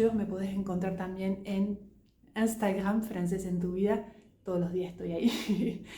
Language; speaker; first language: Spanish; non-native, fluent; French